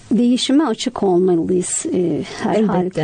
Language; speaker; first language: Turkish; native; Turkish